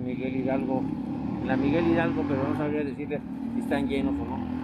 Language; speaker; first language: Spanish; native; Spanish